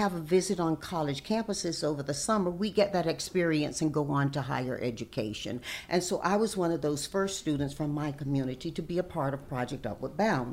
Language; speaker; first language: English; native; English